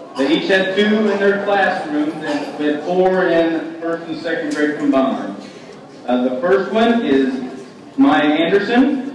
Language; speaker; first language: English; native; English